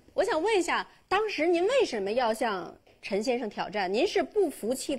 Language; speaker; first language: Chinese; native; Chinese